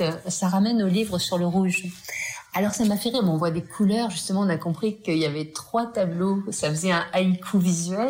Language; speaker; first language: French; native; French